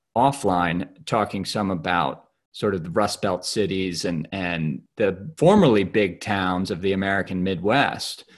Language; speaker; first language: English; native; English